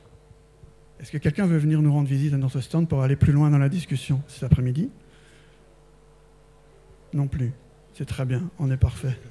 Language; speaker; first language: French; native; French